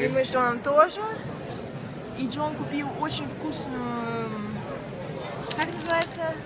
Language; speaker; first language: Russian; native; Russian